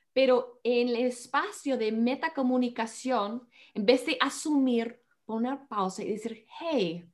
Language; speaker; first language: Spanish; non-native, fluent; English